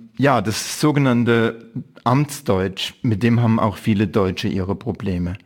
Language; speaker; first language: German; native; German